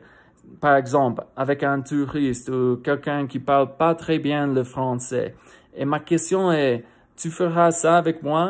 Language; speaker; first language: French; non-native, fluent; English